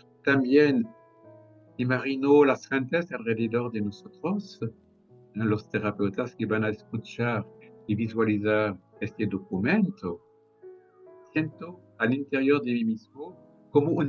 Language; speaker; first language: Spanish; non-native, fluent; French